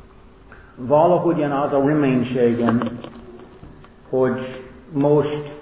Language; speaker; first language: Hungarian; non-native, learner; English